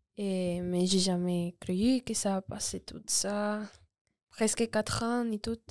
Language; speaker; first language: French; non-native, learner; Spanish